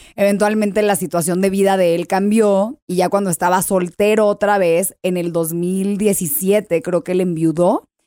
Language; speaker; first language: Spanish; early bilingual, heritage; English